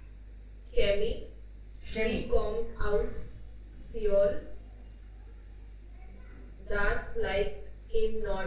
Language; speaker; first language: German; non-native, learner; Hindi